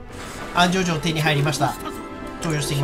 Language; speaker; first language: Japanese; native; Japanese